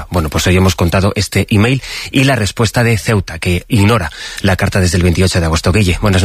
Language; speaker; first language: Spanish; native; Spanish